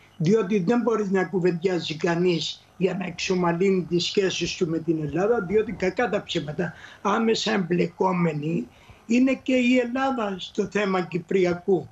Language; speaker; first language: Greek; native; Greek